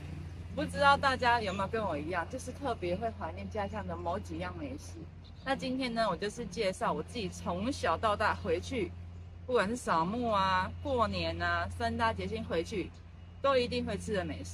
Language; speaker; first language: Chinese; native; Chinese